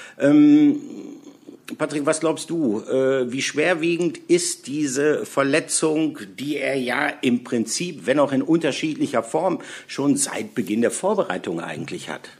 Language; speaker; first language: German; native; German